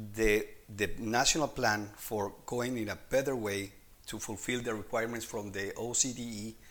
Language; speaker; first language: English; non-native, fluent; Spanish